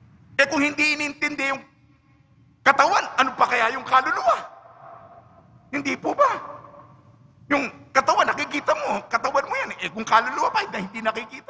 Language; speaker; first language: Filipino; native; Filipino